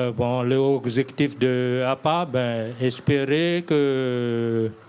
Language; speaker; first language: French; non-native, local second language; Malagasy